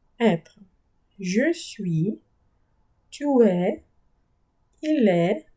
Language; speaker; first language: French; non-native, fluent; Ukrainian